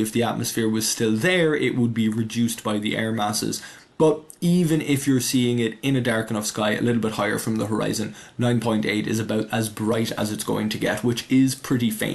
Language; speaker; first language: English; native; English